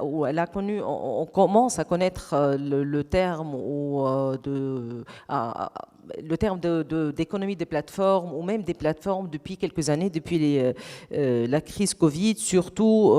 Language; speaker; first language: French; non-native, local second language; Arabic